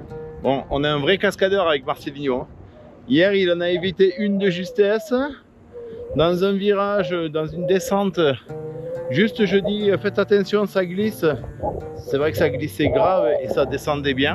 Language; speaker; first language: French; native; French